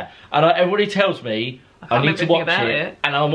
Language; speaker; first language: English; native; English